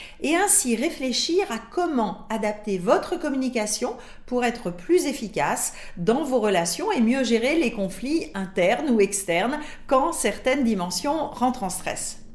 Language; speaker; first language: French; native; French